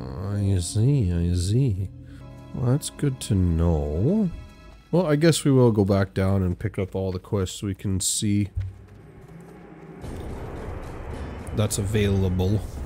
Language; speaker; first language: English; native; English